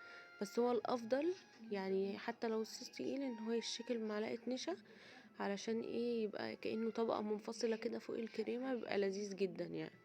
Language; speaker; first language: Arabic; native; Arabic